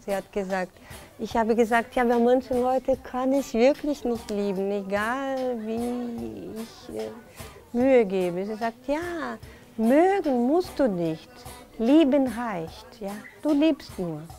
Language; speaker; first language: German; non-native, fluent; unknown